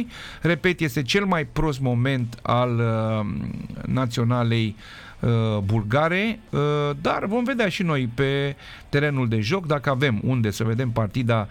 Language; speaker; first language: Romanian; native; Romanian